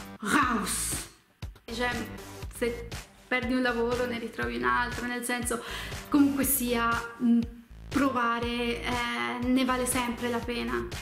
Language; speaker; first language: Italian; native; Italian